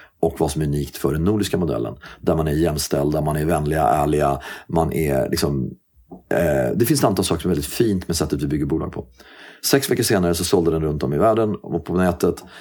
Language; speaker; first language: Swedish; native; Swedish